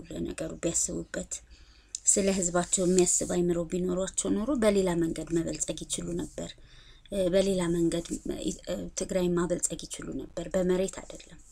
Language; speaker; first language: Amharic; native; Amharic